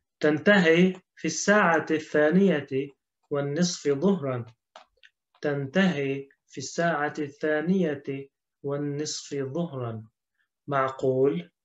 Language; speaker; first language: Arabic; non-native, fluent; Turkish